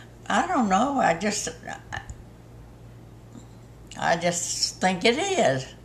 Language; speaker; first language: English; native; English